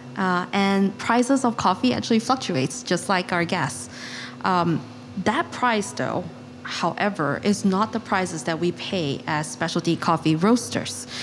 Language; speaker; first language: English; non-native, local second language; Chinese